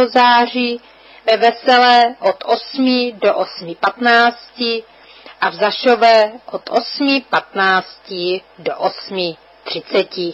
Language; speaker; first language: Czech; native; Czech